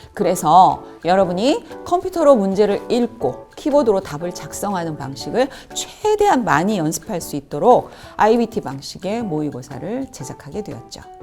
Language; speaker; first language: Korean; native; Korean